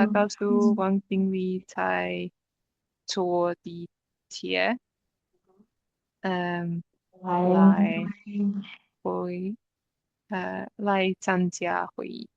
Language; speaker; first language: Chinese; non-native, learner; English